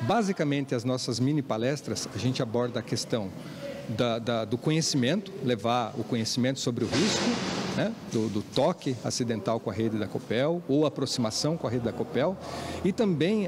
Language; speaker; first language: Portuguese; native; Portuguese